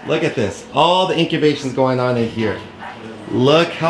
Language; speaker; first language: English; early bilingual, other home language; Spanish